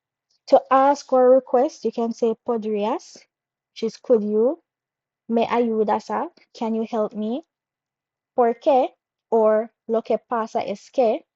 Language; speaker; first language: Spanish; non-native, fluent; English